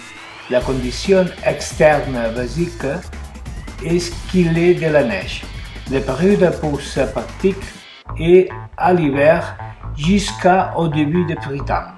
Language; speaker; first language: French; non-native, learner; Spanish